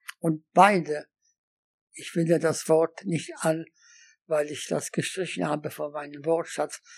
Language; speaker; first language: German; non-native, fluent; Polish